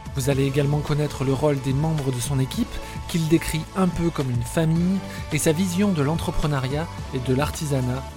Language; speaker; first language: French; native; French